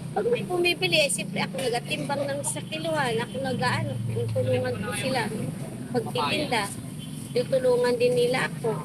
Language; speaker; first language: Filipino; non-native, local second language; Hiligaynon